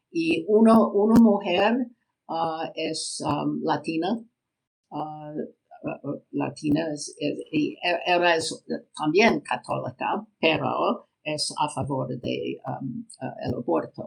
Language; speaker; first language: Spanish; non-native, learner; English